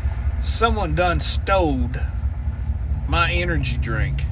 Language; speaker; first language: English; native; English